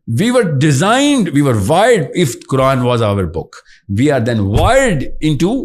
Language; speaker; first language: English; non-native, local second language; Urdu